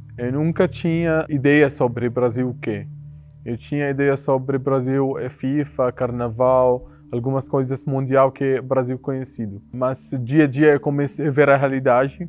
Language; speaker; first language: Portuguese; non-native, learner; Arabic